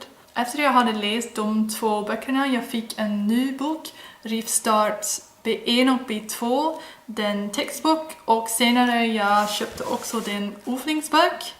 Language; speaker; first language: Swedish; non-native, learner; Dutch